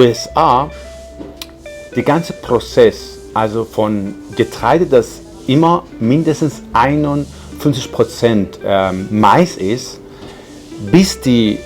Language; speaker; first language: German; non-native, fluent; Persian